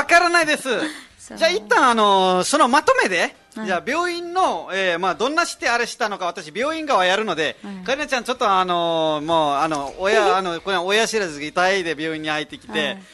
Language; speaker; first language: Japanese; non-native, fluent; Nepali